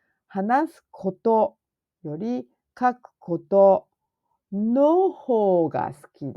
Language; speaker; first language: Japanese; non-native, fluent; English